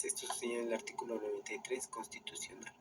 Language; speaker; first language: Spanish; native; Spanish